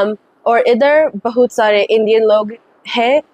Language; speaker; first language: Hindi; early bilingual, heritage; English